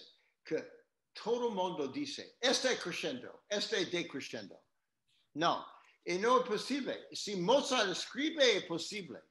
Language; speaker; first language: Spanish; non-native, learner; English